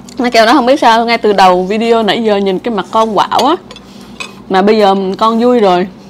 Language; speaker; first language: Vietnamese; non-native, local second language; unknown